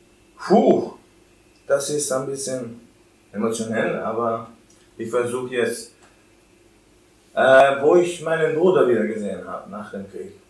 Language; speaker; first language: German; non-native, fluent; Albanian